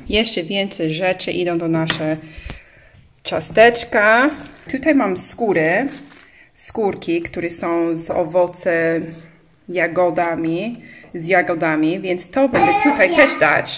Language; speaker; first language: Polish; early bilingual, heritage; English